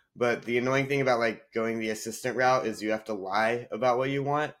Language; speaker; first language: English; native; English